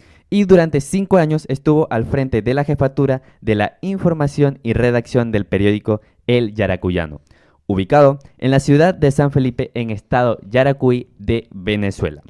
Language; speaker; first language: Spanish; native; Spanish